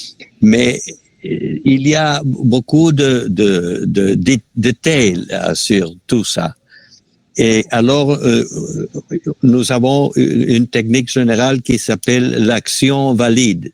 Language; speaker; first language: French; non-native, fluent; Spanish